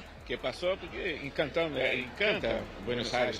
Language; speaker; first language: Spanish; non-native, learner; Portuguese